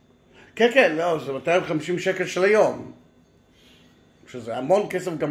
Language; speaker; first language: Hebrew; native; Hebrew